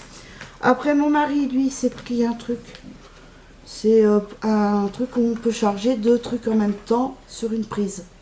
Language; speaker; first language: French; native; French